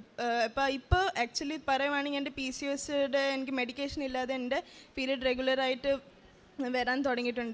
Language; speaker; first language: Malayalam; early bilingual, heritage; Malayalam